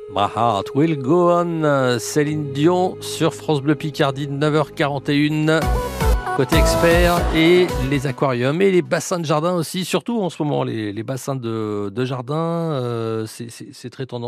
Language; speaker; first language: French; native; French